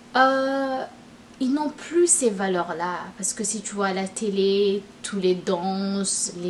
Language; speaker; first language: French; non-native, local second language; Rundi